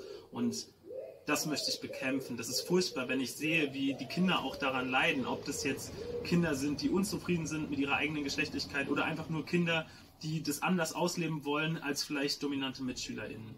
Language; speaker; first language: German; native; German